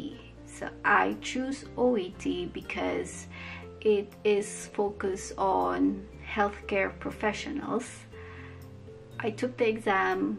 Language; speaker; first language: English; non-native, local second language; Filipino